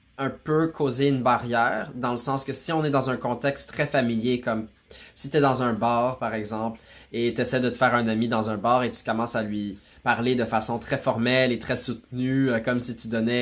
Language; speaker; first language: French; native; French